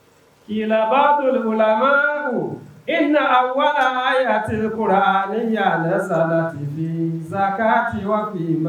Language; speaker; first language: Arabic; non-native, learner; Yoruba